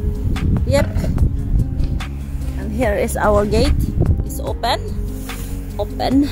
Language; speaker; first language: English; non-native, learner; Filipino